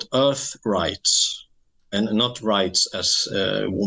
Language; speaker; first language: English; non-native, fluent; Swedish